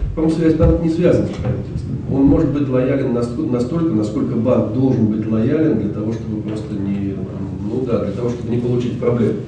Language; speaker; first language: Russian; native; Russian